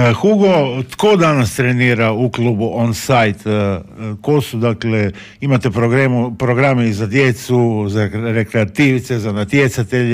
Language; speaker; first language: Croatian; native; Croatian